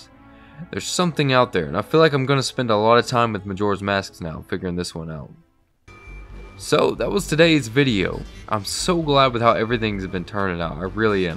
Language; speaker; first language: English; native; English